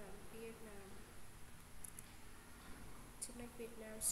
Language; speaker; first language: English; non-native, learner; Vietnamese